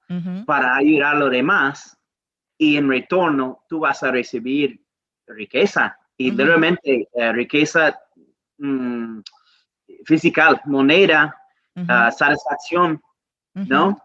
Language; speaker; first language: Spanish; non-native, learner; English